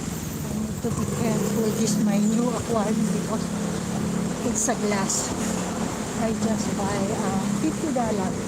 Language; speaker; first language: English; non-native, local second language; Filipino